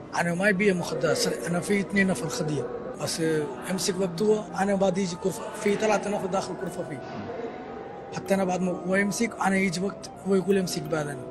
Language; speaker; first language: Arabic; non-native, learner; Bangla